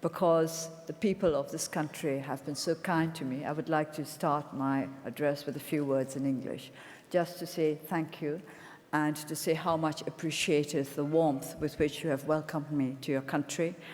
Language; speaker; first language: English; non-native, fluent; Burmese